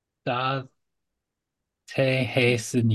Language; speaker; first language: Korean; non-native, learner; Chinese